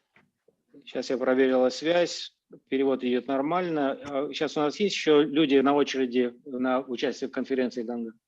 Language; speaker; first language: Russian; native; Russian